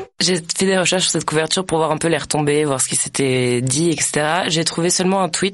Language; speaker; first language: French; native; French